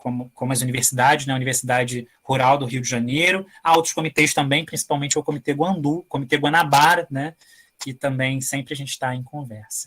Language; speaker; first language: Portuguese; native; Portuguese